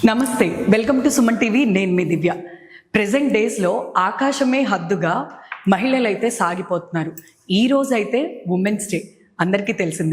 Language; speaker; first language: Telugu; native; Telugu